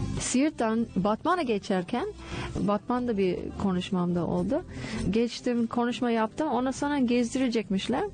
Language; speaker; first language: Turkish; non-native, fluent; English